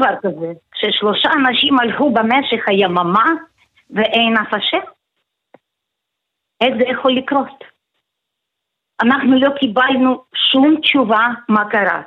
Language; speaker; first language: Hebrew; non-native, fluent; Russian